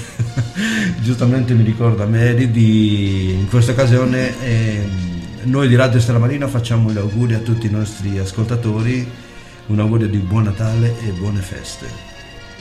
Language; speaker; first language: Italian; native; Italian